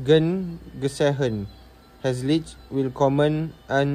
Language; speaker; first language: German; non-native, learner; Malay